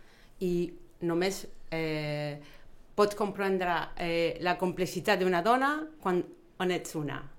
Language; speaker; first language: Catalan; non-native, fluent; Spanish